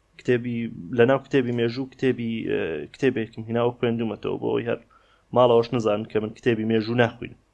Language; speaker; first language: Central Kurdish; native; Central Kurdish